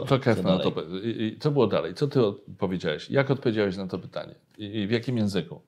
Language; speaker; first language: Polish; native; Polish